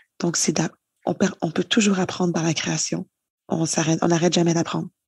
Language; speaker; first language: French; native; French